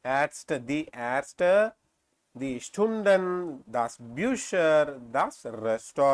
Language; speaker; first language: German; non-native, learner; Tamil